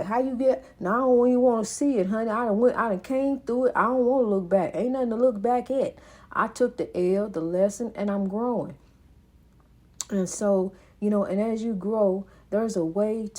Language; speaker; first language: English; native; English